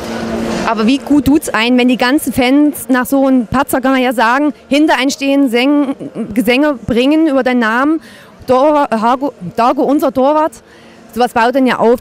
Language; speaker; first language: German; native; German